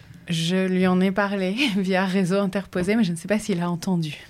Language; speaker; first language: French; native; French